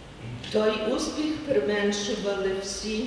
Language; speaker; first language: Ukrainian; early bilingual, heritage; Ukrainian